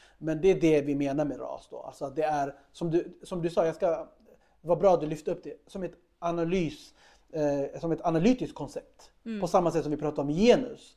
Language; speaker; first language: Swedish; early bilingual, other home language; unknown